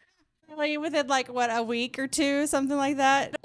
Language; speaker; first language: English; native; English